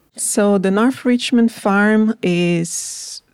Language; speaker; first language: English; non-native, fluent; Portuguese